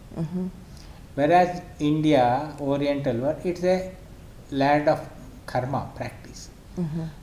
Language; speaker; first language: English; non-native, local second language; Kannada